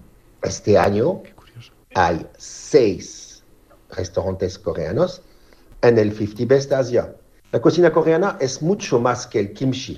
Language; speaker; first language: Spanish; non-native, fluent; French